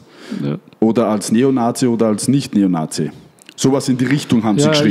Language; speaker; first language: German; native; German